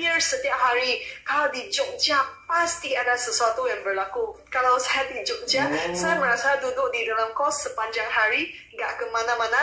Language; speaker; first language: Indonesian; non-native, local second language; Malay